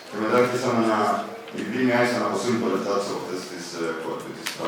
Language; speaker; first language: Greek; native; Greek